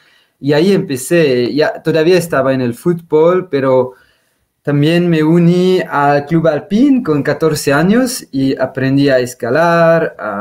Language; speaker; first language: Spanish; non-native, fluent; Swiss German